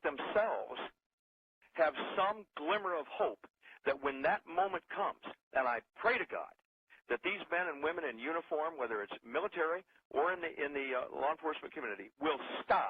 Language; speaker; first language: English; native; English